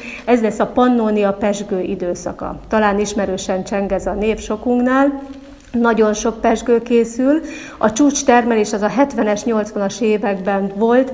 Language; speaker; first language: Hungarian; native; Hungarian